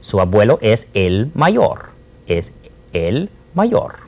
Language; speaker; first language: Spanish; non-native, fluent; English